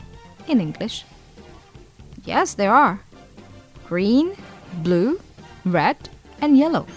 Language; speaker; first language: English; non-native, fluent; Indonesian